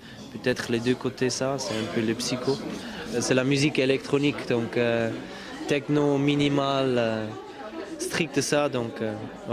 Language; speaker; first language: French; non-native, local second language; German